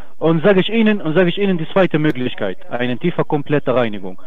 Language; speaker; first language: German; non-native, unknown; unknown